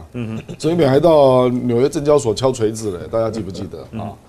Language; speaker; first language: Chinese; native; Chinese